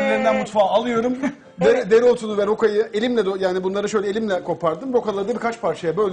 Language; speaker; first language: Turkish; native; Turkish